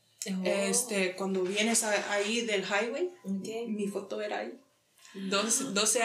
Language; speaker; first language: Spanish; early bilingual, heritage; English